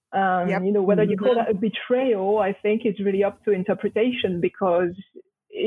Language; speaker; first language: English; non-native, fluent; French